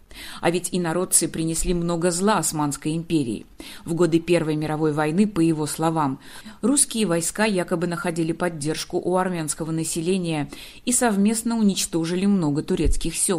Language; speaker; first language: Russian; native; Russian